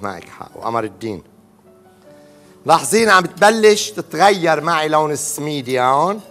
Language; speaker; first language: Arabic; native; Arabic